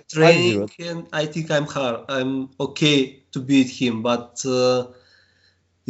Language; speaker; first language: English; non-native, learner; Bulgarian